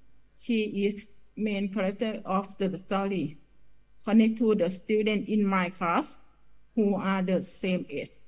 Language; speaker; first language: English; non-native, learner; Thai